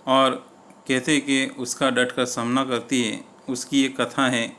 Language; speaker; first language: Hindi; non-native, local second language; Gujarati